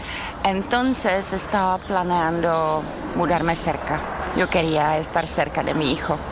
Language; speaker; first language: Spanish; non-native, learner; Czech